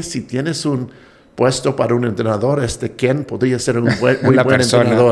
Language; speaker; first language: Spanish; non-native, fluent; English